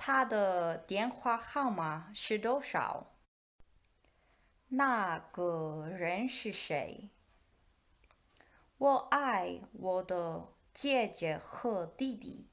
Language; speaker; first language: Chinese; non-native, learner; English